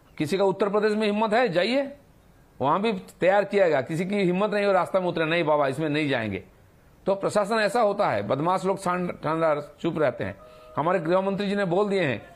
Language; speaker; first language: Hindi; non-native, local second language; Bangla